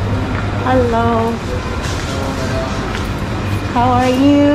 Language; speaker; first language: English; non-native, learner; Filipino